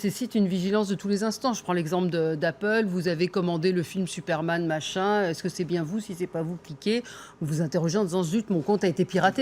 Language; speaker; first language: French; native; French